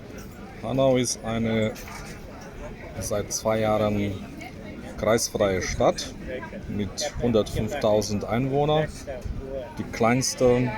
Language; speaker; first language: German; non-native, fluent; Polish